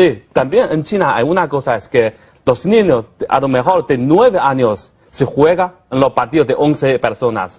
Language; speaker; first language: Spanish; non-native, fluent; Chinese